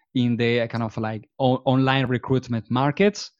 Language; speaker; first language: English; non-native, fluent; Italian